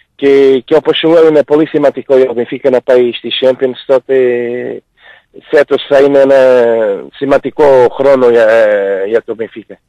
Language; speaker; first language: Greek; non-native, fluent; Portuguese